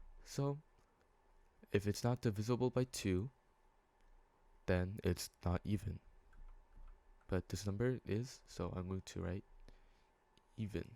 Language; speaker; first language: English; native; English